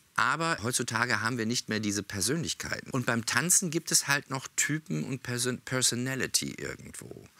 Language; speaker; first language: German; native; German